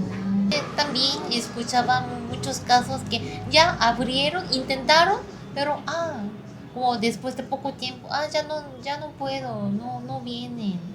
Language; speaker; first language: Spanish; non-native, fluent; Korean